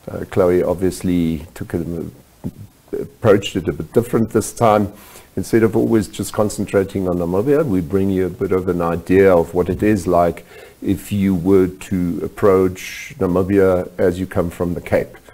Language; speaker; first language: English; non-native, local second language; German